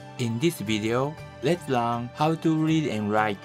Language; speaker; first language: English; non-native, fluent; Japanese